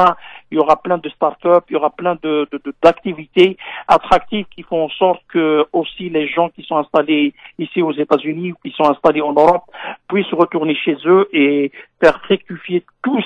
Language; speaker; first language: French; non-native, local second language; Kabyle